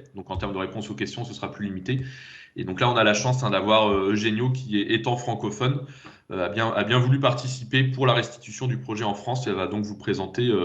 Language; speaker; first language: French; native; French